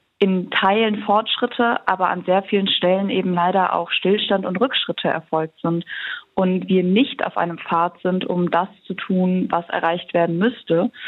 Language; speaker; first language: German; native; German